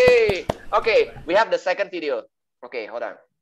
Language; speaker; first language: English; non-native, learner; Indonesian